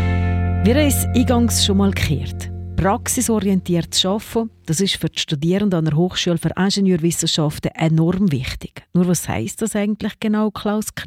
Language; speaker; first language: German; native; German